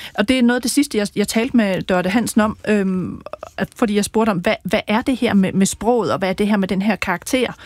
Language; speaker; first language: Danish; native; Danish